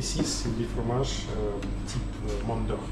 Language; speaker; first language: French; non-native, learner; Russian